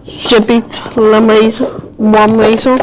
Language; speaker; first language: French; non-native, learner; English